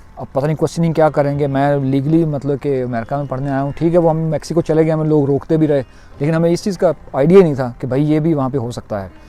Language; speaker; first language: Urdu; non-native, local second language; Punjabi